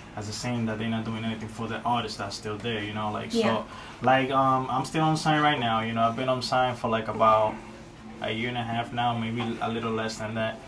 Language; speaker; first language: English; native; English